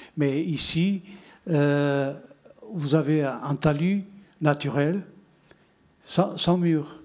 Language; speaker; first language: French; non-native, fluent; Portuguese